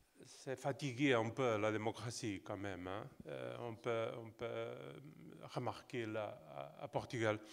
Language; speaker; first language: French; non-native, fluent; Portuguese